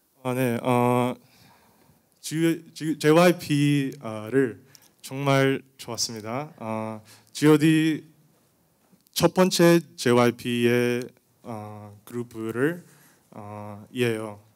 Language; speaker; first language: Korean; non-native, learner; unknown